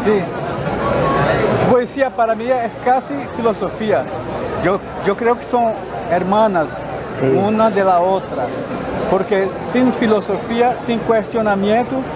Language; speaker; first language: Spanish; non-native, fluent; Portuguese